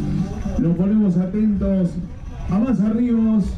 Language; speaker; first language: Spanish; native; Spanish